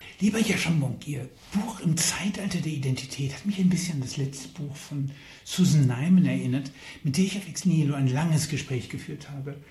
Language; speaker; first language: German; native; German